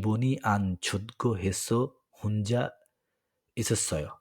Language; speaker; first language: Korean; non-native, fluent; Bangla